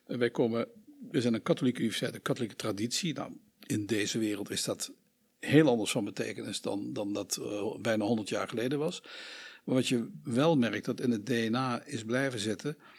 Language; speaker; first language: Dutch; native; Dutch